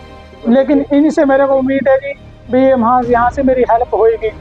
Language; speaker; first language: Hindi; native; Hindi